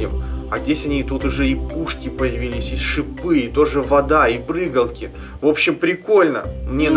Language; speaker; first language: Russian; native; Russian